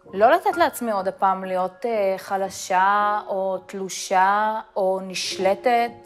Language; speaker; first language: Hebrew; early bilingual, other home language; Russian